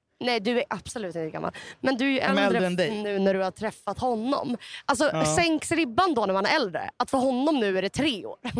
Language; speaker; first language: Swedish; native; Swedish